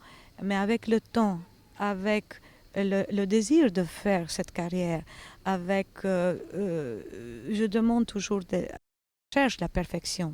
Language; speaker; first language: French; non-native, fluent; Albanian